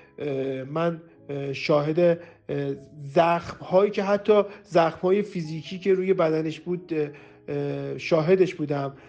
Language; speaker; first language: Persian; native; Persian